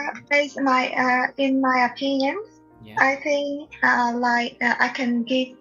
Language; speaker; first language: English; non-native, learner; Vietnamese